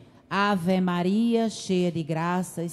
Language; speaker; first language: Portuguese; native; Portuguese